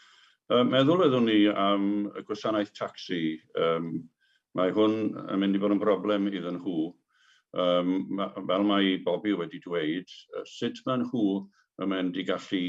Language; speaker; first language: Welsh; native; Welsh